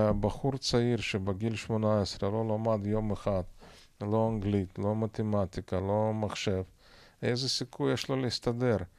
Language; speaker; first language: Hebrew; non-native, fluent; Russian